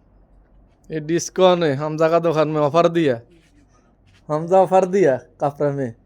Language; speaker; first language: Hindi; non-native, learner; Bangla